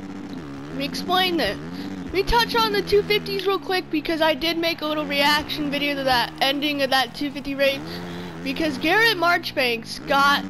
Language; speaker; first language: English; native; English